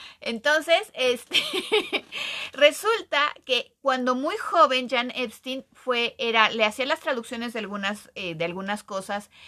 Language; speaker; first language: Spanish; native; Spanish